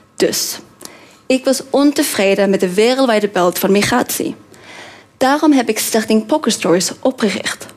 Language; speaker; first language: Dutch; non-native, fluent; Norwegian